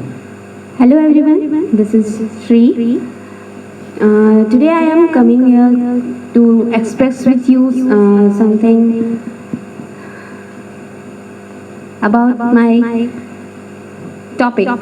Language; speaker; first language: English; non-native, learner; Hindi